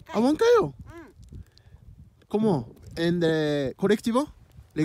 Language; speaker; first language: Spanish; non-native, learner; Japanese